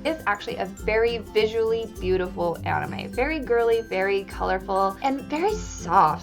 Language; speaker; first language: English; native; English